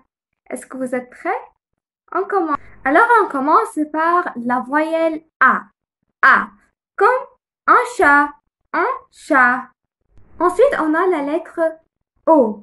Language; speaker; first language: French; non-native, fluent; Arabic